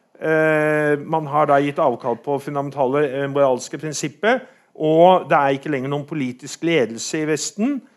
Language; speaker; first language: Norwegian; native; Norwegian